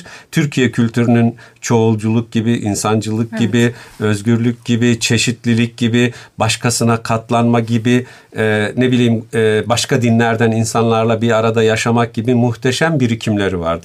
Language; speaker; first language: Turkish; native; Turkish